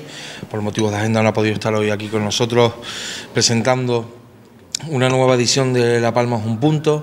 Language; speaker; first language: Spanish; native; Spanish